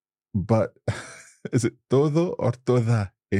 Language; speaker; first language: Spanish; non-native, fluent; English